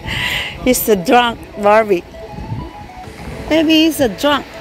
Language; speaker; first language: English; non-native, local second language; Filipino